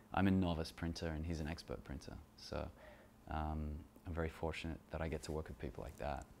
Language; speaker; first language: English; native; English